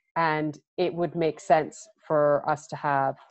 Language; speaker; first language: English; native; English